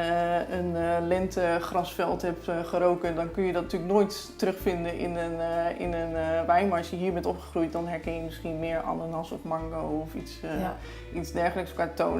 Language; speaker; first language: Dutch; native; Dutch